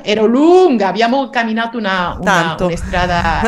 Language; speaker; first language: Italian; non-native, learner; Spanish